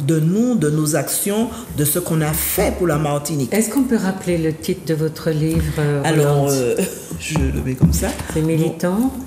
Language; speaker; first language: French; native; French